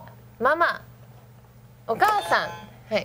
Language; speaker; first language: Japanese; non-native, learner; Chinese